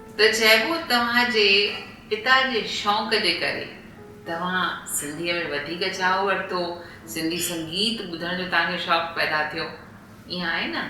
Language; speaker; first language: Sindhi; early bilingual, heritage; Sindhi